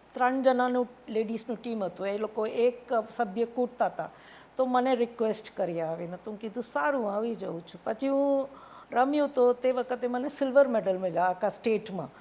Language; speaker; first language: Gujarati; non-native, local second language; Tamil